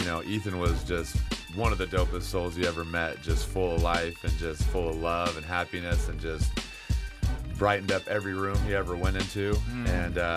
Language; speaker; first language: English; native; English